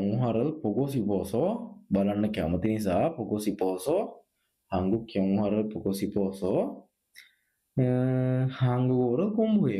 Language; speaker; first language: Korean; non-native, fluent; Sinhala